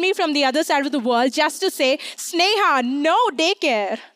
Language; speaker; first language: English; non-native, local second language; Hindi